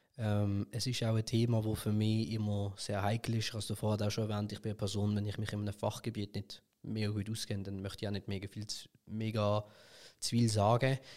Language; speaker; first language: German; early bilingual, other home language; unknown